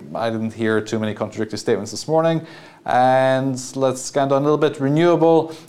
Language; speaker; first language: English; native; English